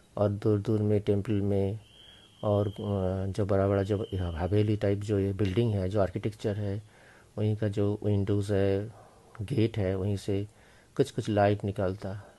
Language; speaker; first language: Hindi; native; Hindi